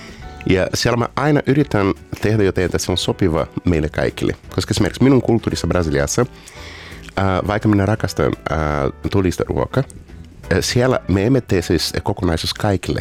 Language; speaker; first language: Finnish; non-native, learner; Portuguese